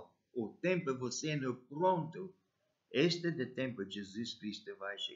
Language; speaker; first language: Portuguese; non-native, learner; English